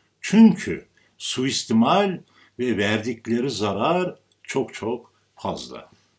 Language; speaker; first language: Turkish; native; Turkish